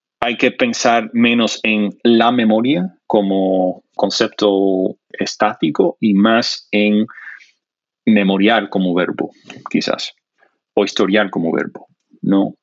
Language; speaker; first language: Spanish; non-native, fluent; English